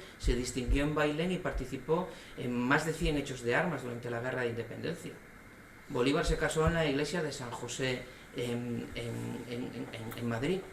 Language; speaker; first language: Spanish; native; Spanish